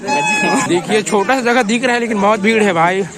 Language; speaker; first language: Hindi; native; Hindi